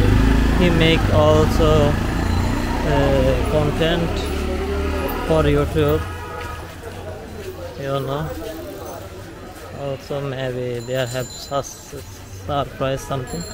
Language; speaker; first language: English; non-native, learner; Bangla